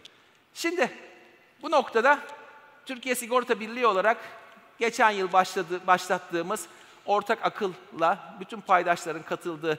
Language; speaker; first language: Turkish; native; Turkish